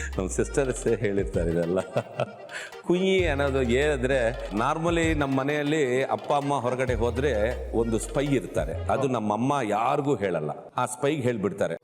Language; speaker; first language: Kannada; non-native, local second language; Telugu